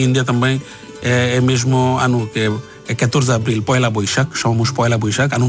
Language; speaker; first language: Portuguese; non-native, learner; Bangla